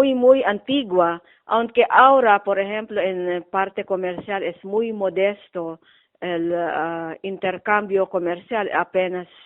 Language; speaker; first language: Spanish; non-native, fluent; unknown